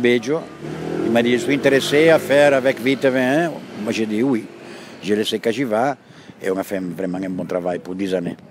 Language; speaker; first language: French; non-native, fluent; Italian